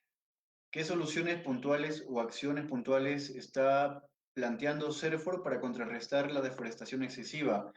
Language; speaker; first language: Spanish; native; Spanish